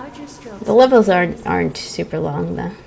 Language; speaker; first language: English; native; English